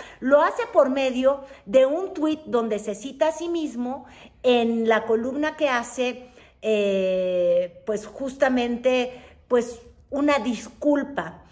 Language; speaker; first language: Spanish; native; Spanish